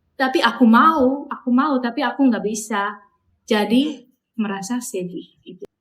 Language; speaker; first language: Indonesian; non-native, fluent; Japanese